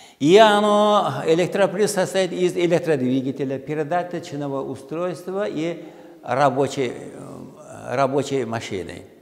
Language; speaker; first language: Russian; non-native, local second language; Uzbek